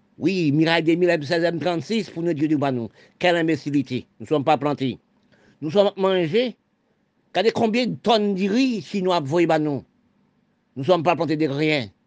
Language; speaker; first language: French; non-native, local second language; Haitian Creole